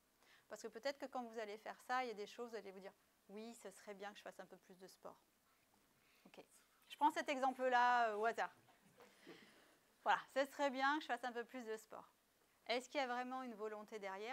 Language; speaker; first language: French; native; French